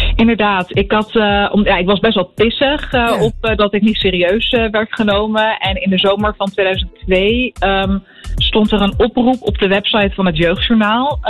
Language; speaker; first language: Dutch; early bilingual, other home language; Arabic